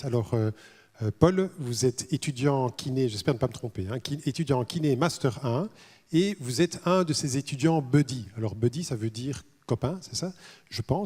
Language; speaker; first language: French; native; French